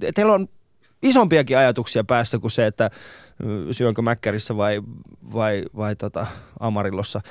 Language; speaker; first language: Finnish; non-native, fluent; Persian